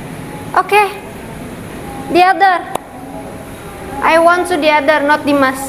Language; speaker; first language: English; non-native, learner; Indonesian